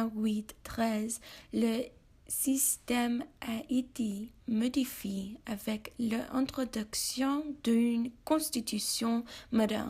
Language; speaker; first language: French; non-native, learner; English